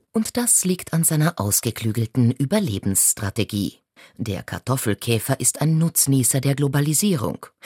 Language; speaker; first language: German; native; German